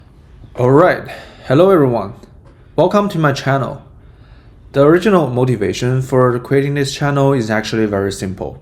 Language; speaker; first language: English; non-native, fluent; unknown